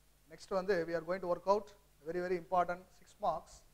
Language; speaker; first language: English; non-native, local second language; Tamil